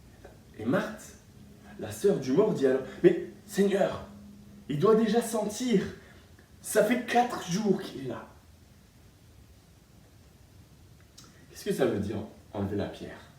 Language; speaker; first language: French; native; French